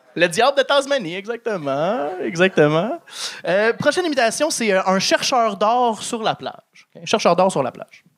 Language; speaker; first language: French; native; French